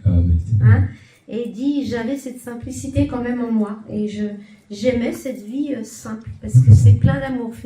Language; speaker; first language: French; native; French